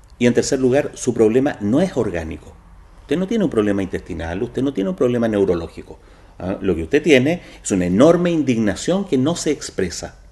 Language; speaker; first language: Spanish; native; Spanish